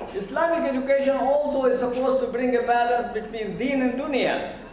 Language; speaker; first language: English; non-native, local second language; Urdu